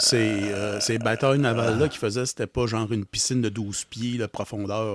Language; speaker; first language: French; native; French